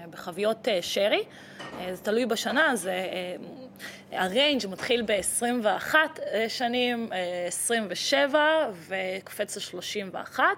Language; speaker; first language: Hebrew; early bilingual, other home language; Russian